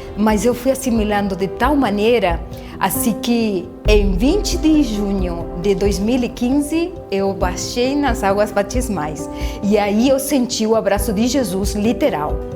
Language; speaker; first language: Portuguese; non-native, fluent; Spanish